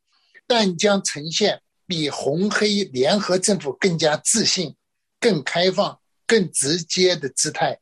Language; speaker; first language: Chinese; native; Chinese